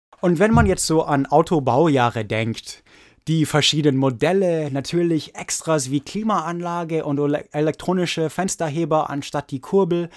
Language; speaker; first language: German; non-native, fluent; English